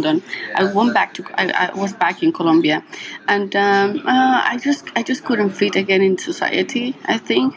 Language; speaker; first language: English; non-native, fluent; Spanish